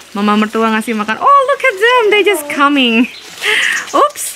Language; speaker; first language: English; non-native, learner; Indonesian